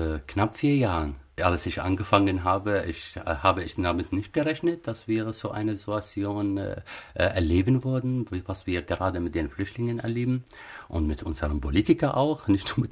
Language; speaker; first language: German; non-native, fluent; Arabic